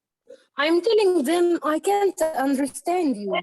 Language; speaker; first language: English; non-native, fluent; Arabic